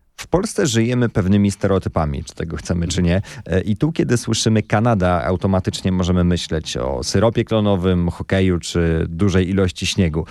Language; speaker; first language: Polish; native; Polish